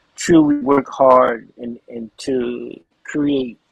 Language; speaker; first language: English; native; English